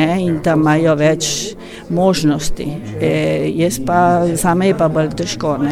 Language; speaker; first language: Slovenian; early bilingual, heritage; Slovenian